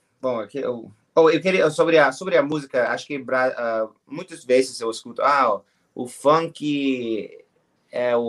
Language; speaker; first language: Portuguese; non-native, learner; English